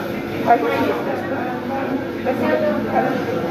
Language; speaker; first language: Russian; native; Russian